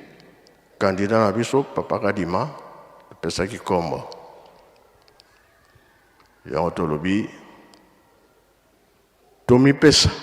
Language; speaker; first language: Lingala; non-native, local second language; Kongo